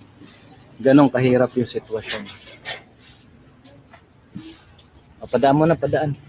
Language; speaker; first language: Filipino; native; Filipino